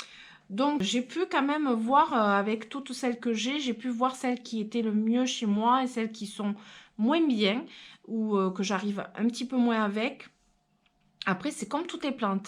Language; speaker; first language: French; native; French